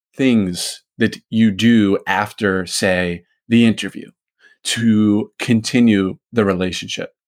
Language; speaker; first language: English; native; English